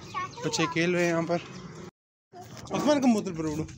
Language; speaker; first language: Hindi; non-native, local second language; Pashto